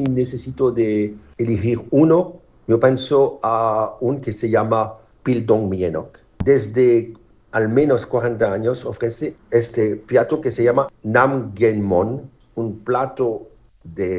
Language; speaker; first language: Spanish; non-native, fluent; French